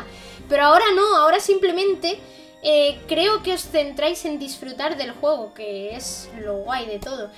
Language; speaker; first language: Spanish; native; Spanish